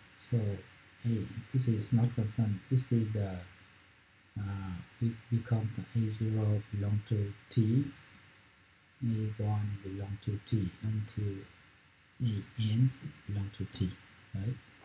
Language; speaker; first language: English; non-native, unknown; Vietnamese